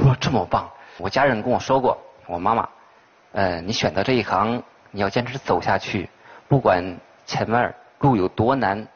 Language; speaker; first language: Chinese; native; Chinese